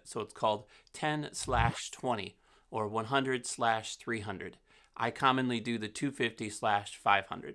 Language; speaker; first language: English; native; English